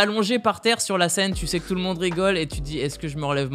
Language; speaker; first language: French; native; French